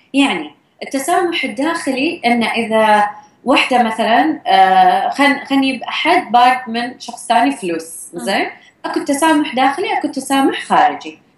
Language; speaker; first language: Arabic; native; Arabic